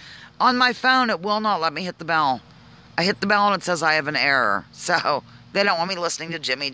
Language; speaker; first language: English; native; English